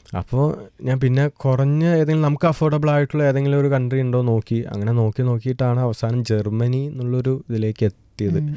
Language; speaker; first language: Malayalam; native; Malayalam